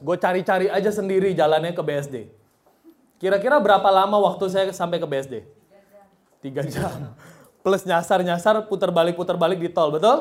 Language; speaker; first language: Indonesian; native; Indonesian